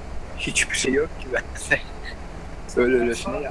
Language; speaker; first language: Turkish; early bilingual, heritage; Turkish